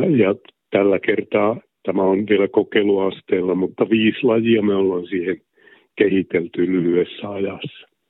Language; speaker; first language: Finnish; native; Finnish